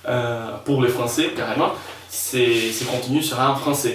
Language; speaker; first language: French; non-native, fluent; Spanish